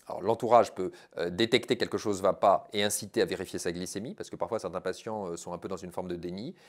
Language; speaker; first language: French; native; French